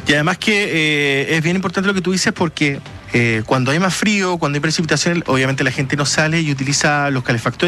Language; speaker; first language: Spanish; native; Spanish